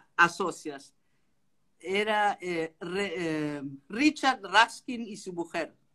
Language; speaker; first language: Spanish; non-native, local second language; German